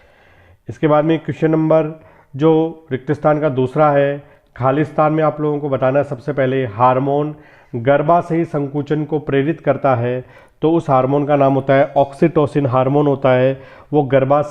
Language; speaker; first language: Hindi; native; Hindi